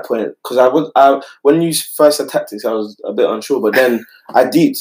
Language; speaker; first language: English; native; English